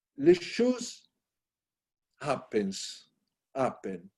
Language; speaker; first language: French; non-native, learner; Italian